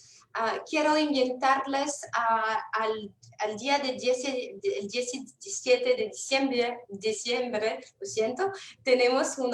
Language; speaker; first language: Spanish; non-native, fluent; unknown